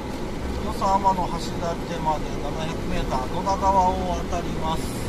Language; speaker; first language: Japanese; native; Japanese